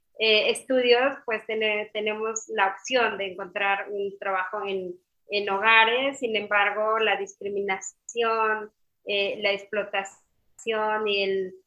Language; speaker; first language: Spanish; non-native, local second language; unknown